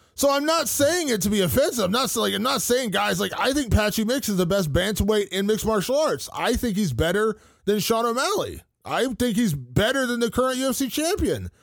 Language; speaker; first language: English; native; English